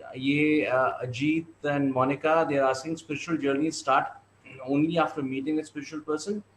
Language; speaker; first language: English; non-native, local second language; Hindi